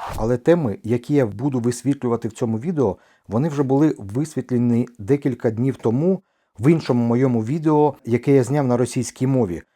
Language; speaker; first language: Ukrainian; non-native, local second language; Russian